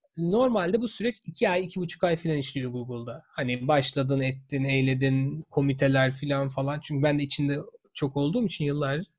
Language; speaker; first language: Turkish; native; Turkish